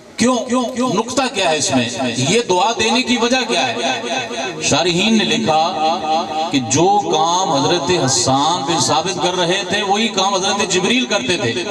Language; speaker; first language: Urdu; non-native, local second language; Punjabi